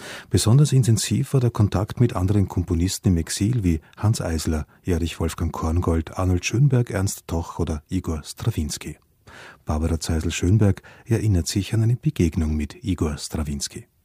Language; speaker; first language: German; native; German